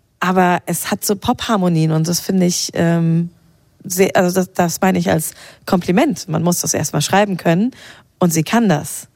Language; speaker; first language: German; native; German